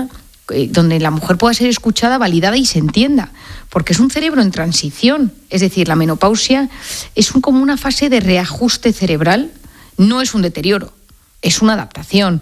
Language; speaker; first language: Spanish; native; Spanish